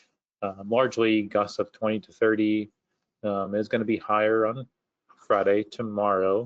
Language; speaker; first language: English; native; English